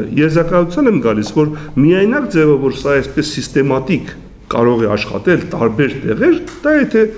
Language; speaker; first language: Armenian; native; Armenian